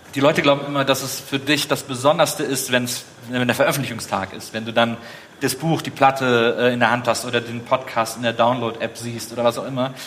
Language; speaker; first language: German; native; German